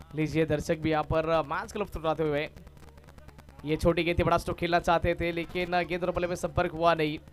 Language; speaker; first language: Hindi; non-native, local second language; Marathi